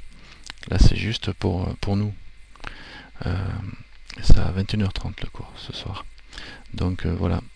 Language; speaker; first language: French; native; French